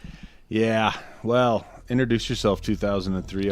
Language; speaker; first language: English; native; English